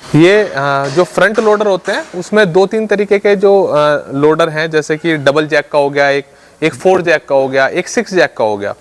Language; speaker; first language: Hindi; native; Hindi